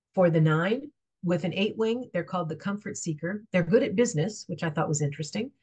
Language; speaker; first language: English; native; English